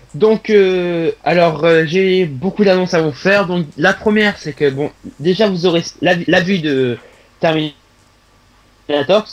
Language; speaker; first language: French; native; French